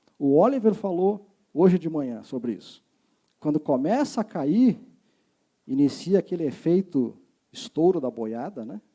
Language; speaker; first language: Portuguese; native; Portuguese